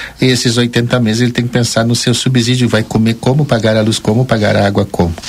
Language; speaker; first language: Portuguese; early bilingual, other home language; Spanish